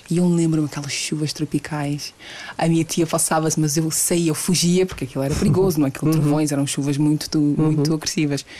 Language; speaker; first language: Portuguese; early bilingual, other home language; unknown